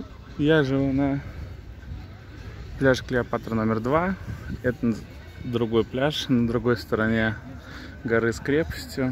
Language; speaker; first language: Russian; native; Russian